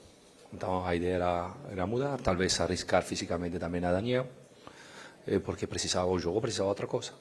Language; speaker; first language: Portuguese; non-native, fluent; Spanish